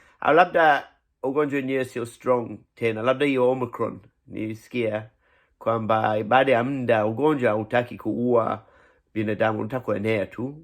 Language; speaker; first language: Swahili; non-native, fluent; English